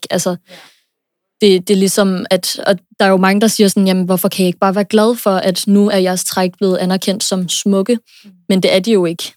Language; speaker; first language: Danish; early bilingual, other home language; English